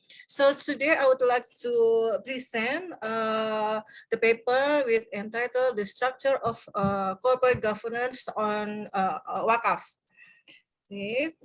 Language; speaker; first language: English; non-native, fluent; Indonesian